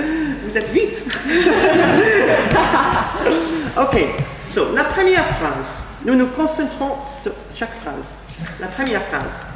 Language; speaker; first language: French; non-native, learner; English